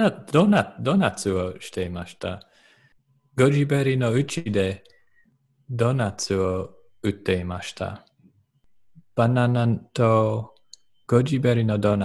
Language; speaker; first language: Japanese; non-native, learner; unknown